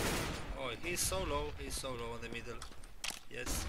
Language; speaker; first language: English; non-native, learner; Polish